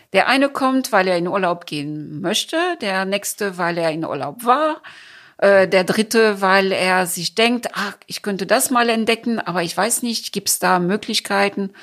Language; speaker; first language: German; non-native, fluent; French